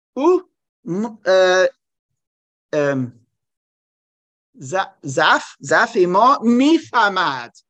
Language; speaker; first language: Persian; non-native, learner; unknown